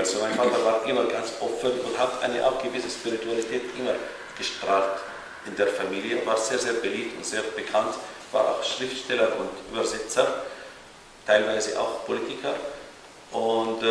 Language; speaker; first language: German; non-native, fluent; Arabic